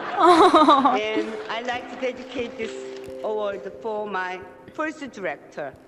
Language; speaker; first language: English; non-native, fluent; Korean